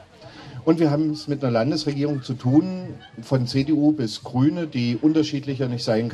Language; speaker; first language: German; native; German